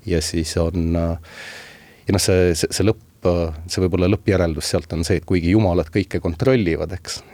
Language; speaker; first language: Estonian; native; Estonian